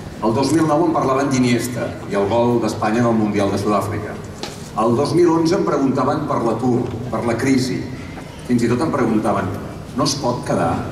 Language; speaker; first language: Catalan; native; Catalan